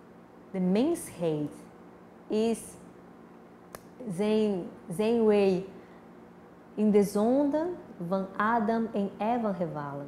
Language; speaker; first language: Dutch; non-native, fluent; Portuguese